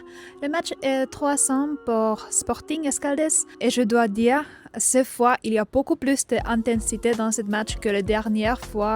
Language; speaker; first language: French; non-native, fluent; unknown